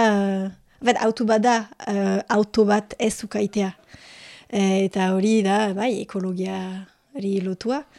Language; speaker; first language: Basque; non-native, local second language; French